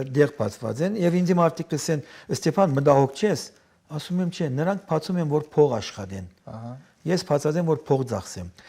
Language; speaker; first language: Armenian; early bilingual, heritage; Armenian